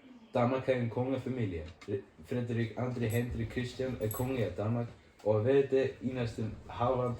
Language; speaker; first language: Danish; non-native, learner; Icelandic